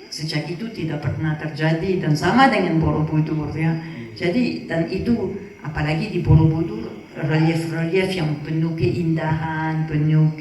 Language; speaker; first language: Indonesian; non-native, fluent; French